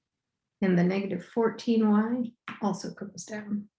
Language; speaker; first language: English; native; English